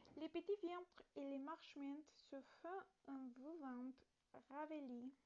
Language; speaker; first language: French; non-native, learner; Italian